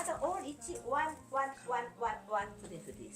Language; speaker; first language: English; non-native, learner; Korean